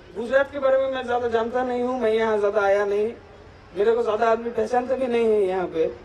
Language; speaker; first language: Hindi; non-native, local second language; Bangla